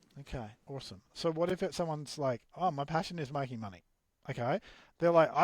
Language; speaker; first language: English; native; English